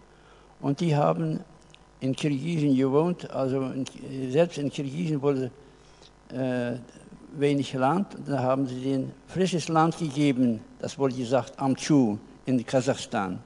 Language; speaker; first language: German; early bilingual, heritage; German